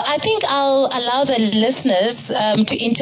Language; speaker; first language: English; non-native, local second language; Zulu